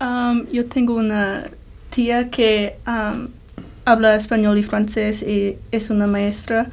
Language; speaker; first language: Spanish; non-native, learner; English